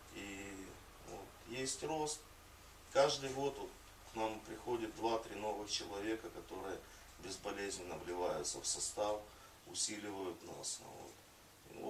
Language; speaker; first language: Russian; native; Russian